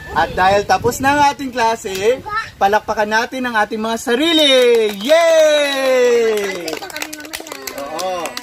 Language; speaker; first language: Filipino; non-native, local second language; Cebuano